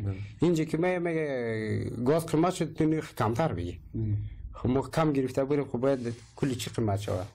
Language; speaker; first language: Persian; native; Persian